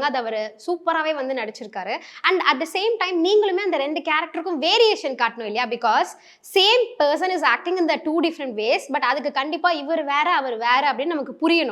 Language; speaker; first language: Tamil; native; Tamil